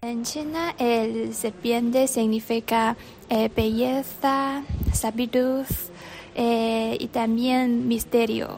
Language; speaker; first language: Spanish; non-native, learner; Chinese